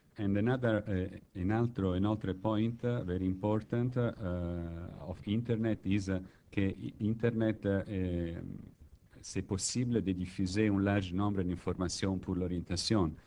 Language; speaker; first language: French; non-native, learner; Italian